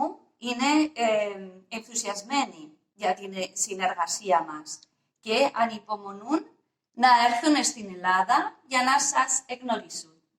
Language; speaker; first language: Greek; non-native, fluent; Spanish